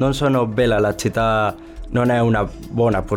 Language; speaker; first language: Italian; non-native, learner; Spanish